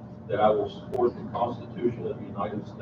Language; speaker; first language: English; native; English